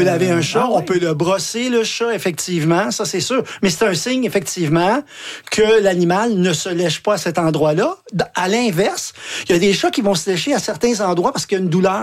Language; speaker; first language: French; native; French